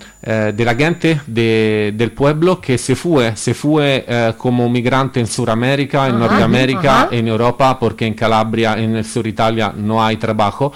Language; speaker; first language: Spanish; non-native, learner; Italian